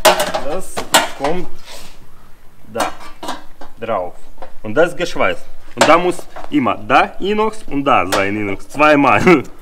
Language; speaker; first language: German; non-native, learner; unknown